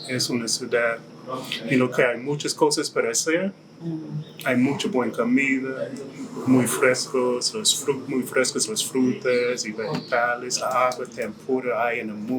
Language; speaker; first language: Spanish; non-native, fluent; English